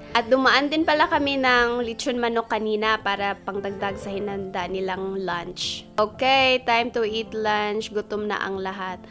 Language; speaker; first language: Filipino; non-native, local second language; Cebuano